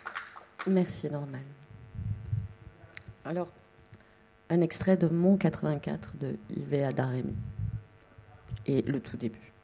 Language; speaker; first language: French; native; French